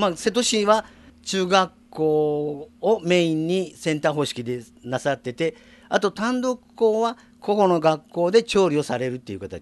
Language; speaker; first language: Japanese; native; Japanese